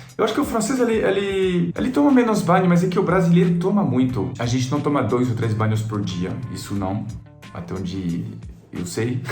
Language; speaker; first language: Portuguese; non-native, fluent; French